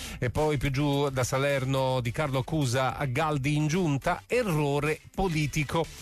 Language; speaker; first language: Italian; native; Italian